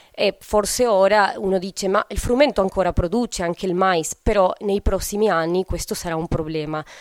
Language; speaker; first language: Italian; non-native, fluent; Spanish